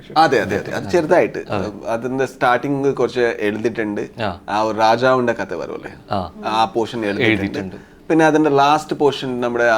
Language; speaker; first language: Malayalam; non-native, local second language; Kannada